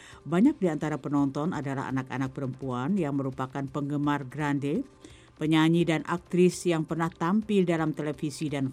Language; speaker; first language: Indonesian; native; Indonesian